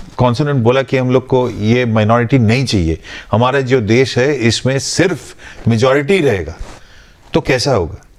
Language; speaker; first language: Hindi; non-native, local second language; Bangla